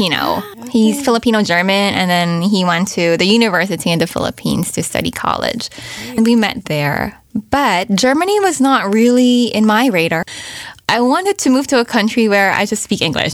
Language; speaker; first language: English; native; English